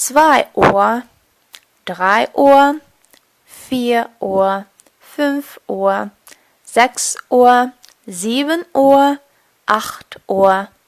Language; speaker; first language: German; non-native, fluent; Portuguese